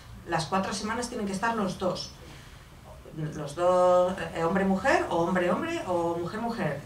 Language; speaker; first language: Spanish; native; Spanish